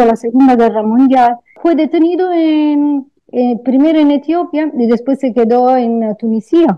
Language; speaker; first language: Spanish; non-native, fluent; Italian